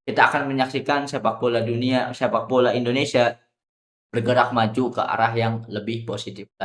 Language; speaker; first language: Indonesian; native; Indonesian